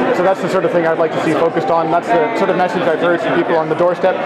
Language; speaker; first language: English; native; English